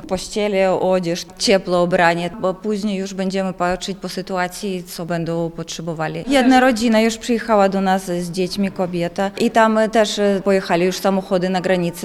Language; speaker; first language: Polish; non-native, local second language; Ukrainian